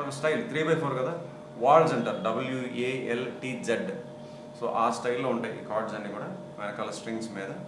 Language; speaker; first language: Telugu; non-native, local second language; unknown